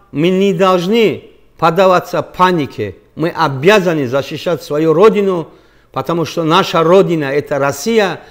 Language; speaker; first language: Russian; non-native, local second language; Avaric